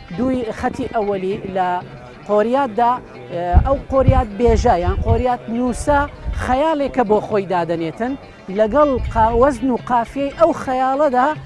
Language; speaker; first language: Central Kurdish; non-native, local second language; Azerbaijani